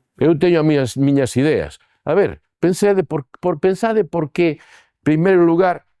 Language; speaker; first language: Galician; native; Galician